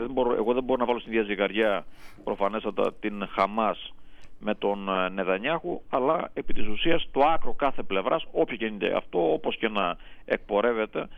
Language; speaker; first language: Greek; native; Greek